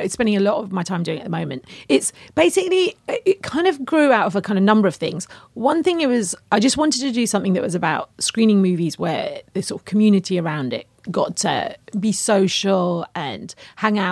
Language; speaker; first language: English; native; English